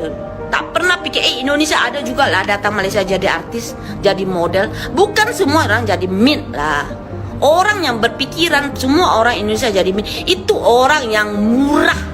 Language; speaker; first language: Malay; non-native, fluent; Indonesian